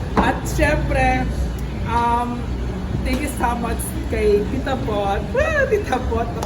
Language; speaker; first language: Filipino; native; Filipino